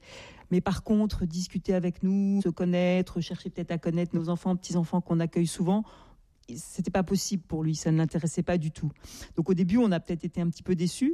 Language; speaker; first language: French; native; French